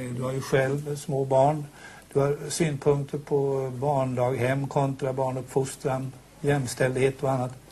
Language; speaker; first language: Swedish; native; Swedish